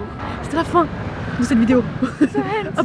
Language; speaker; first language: French; native; French